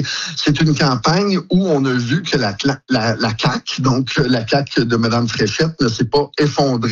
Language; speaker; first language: French; native; French